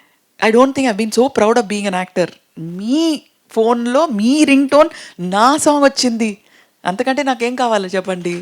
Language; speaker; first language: Telugu; non-native, fluent; Tamil